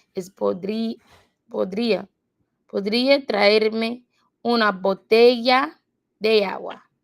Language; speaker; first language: Spanish; non-native, learner; English